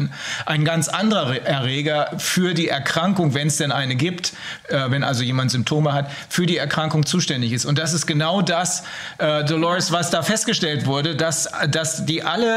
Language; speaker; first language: German; native; German